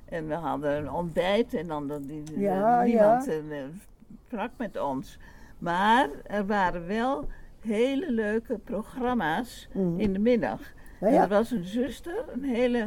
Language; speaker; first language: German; non-native, learner; Dutch